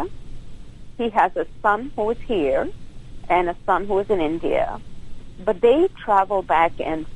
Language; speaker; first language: English; non-native, local second language; Hindi